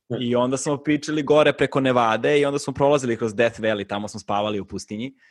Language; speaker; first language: Serbian; native; Serbian